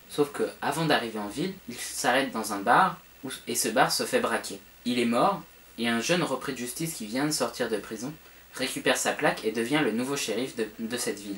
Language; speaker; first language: French; native; French